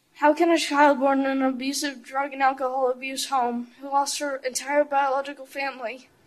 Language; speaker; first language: English; non-native, fluent; Chinese